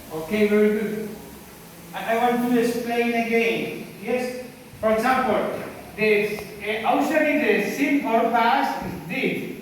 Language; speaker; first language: English; non-native, learner; Spanish